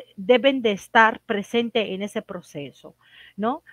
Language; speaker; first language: Spanish; non-native, fluent; Arabic